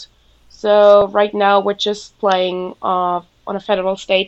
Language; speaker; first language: English; non-native, fluent; German